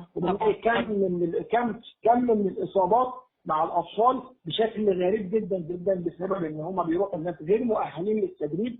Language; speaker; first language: Arabic; native; Arabic